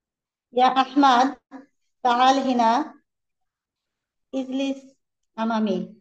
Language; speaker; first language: Arabic; non-native, learner; Bangla